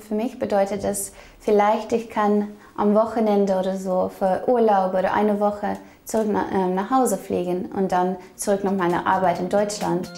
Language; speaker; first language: German; non-native, fluent; English